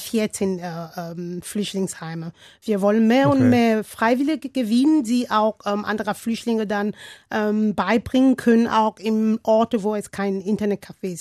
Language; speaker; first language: German; non-native, learner; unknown